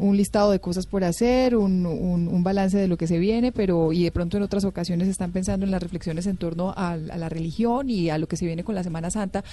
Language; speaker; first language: Spanish; native; Spanish